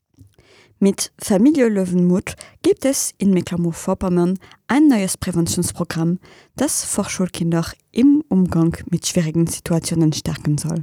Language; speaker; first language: German; non-native, fluent; French